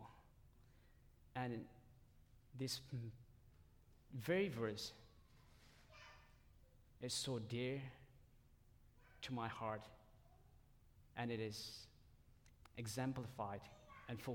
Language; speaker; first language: English; non-native, fluent; Tedim Chin